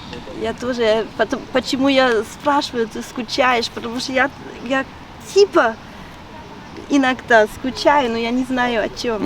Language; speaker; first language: Russian; early bilingual, heritage; Russian